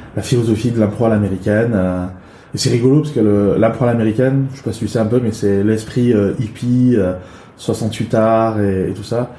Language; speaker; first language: French; early bilingual, other home language; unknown